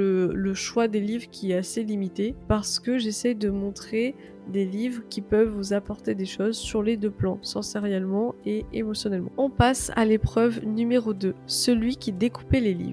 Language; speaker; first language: French; native; French